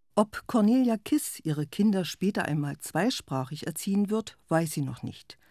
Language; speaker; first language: German; native; German